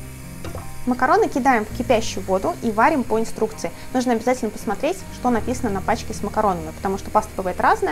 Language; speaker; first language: Russian; native; Russian